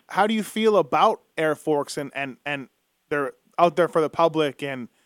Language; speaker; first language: English; native; English